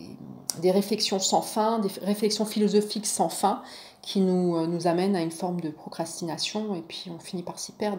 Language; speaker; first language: French; native; French